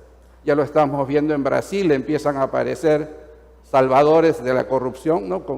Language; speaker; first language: Spanish; native; Spanish